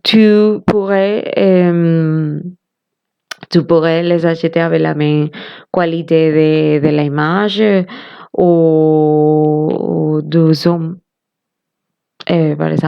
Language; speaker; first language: French; non-native, learner; Spanish